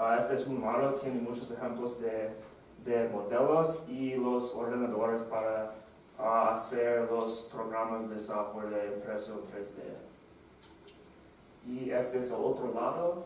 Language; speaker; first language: Spanish; non-native, fluent; English